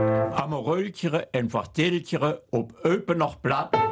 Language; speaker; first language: German; native; German